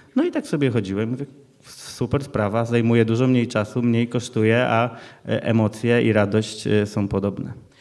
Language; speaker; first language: Polish; native; Polish